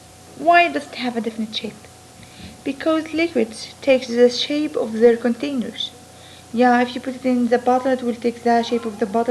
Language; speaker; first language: English; non-native, fluent; Arabic